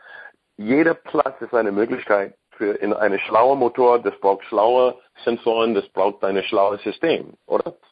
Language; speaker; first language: German; non-native, learner; English